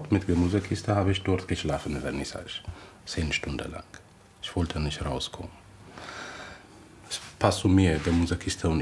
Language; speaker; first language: German; non-native, fluent; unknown